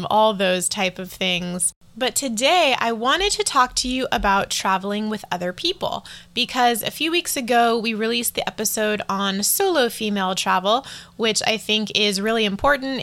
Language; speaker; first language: English; native; English